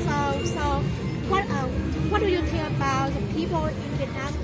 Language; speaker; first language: English; non-native, learner; Vietnamese